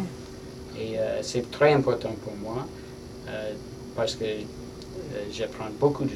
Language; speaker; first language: French; non-native, learner; English